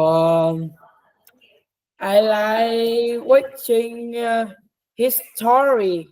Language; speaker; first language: English; non-native, learner; Vietnamese